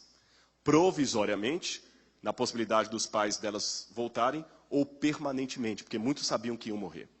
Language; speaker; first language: Portuguese; native; Portuguese